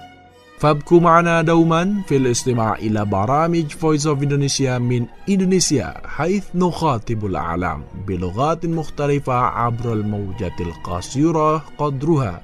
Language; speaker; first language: Arabic; non-native, fluent; Indonesian